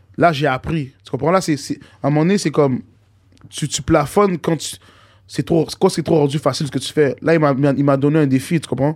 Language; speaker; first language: French; native; French